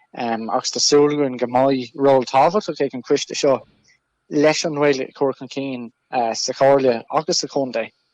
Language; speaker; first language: Irish; non-native, local second language; English